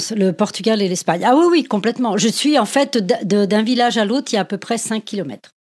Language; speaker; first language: French; early bilingual, other home language; Portuguese